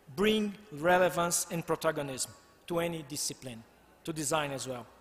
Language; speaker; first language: English; non-native, fluent; Portuguese